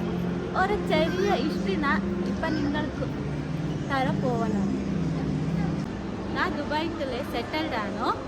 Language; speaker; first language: Malayalam; non-native, learner; Kannada